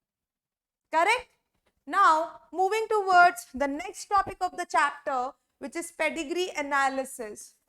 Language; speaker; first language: English; non-native, local second language; Hindi